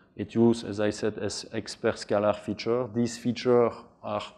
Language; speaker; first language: English; non-native, fluent; French